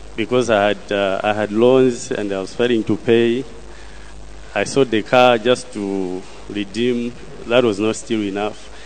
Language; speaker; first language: English; non-native, local second language; Nyanja